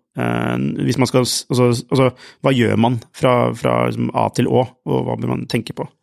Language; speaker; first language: Norwegian; native; Norwegian